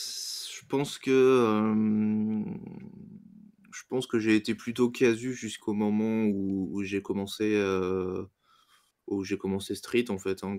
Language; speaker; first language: French; native; French